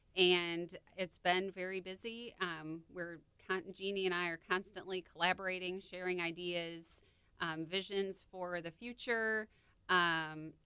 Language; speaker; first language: English; native; English